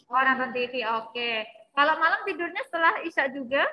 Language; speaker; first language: Indonesian; native; Indonesian